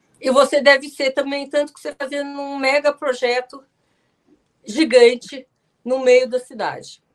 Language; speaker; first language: Portuguese; native; Portuguese